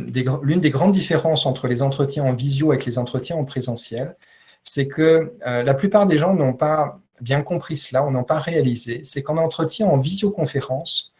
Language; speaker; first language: French; native; French